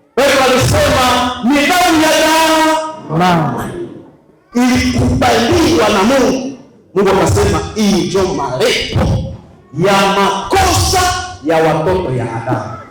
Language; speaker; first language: Swahili; native; Swahili